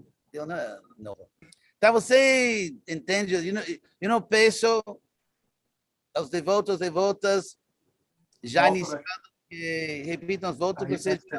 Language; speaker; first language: Portuguese; non-native, fluent; English